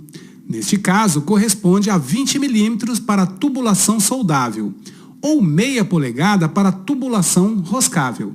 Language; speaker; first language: Portuguese; native; Portuguese